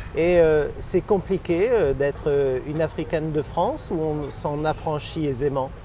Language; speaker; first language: French; native; French